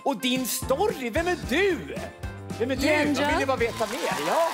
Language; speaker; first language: Swedish; native; Swedish